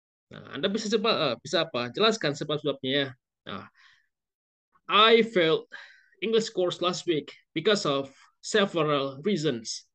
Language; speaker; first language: English; non-native, fluent; Indonesian